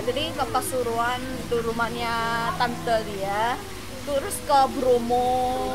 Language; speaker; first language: Indonesian; non-native, fluent; Korean